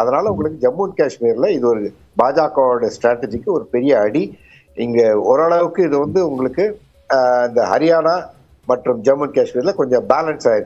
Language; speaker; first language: Tamil; native; Tamil